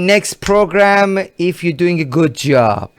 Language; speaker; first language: English; non-native, learner; Persian